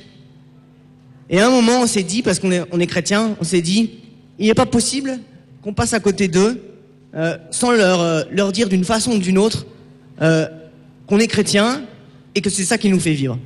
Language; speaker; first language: French; native; French